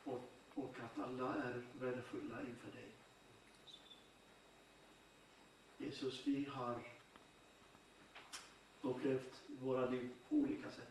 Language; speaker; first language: Swedish; non-native, fluent; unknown